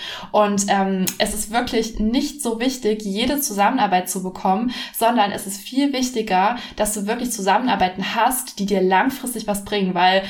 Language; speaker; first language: German; native; German